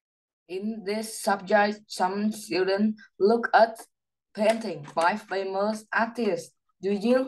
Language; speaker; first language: English; non-native, learner; Vietnamese